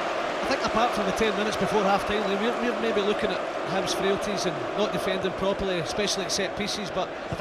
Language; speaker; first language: English; native; English